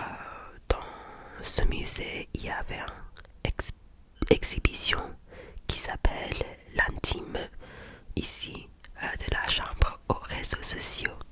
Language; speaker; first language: French; non-native, learner; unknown